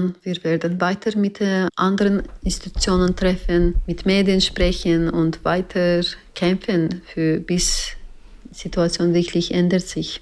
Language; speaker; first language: German; non-native, learner; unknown